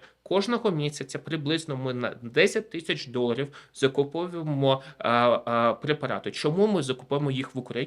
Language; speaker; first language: Ukrainian; native; Ukrainian